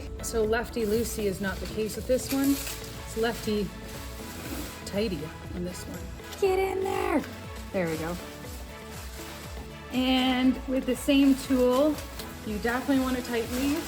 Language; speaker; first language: English; native; English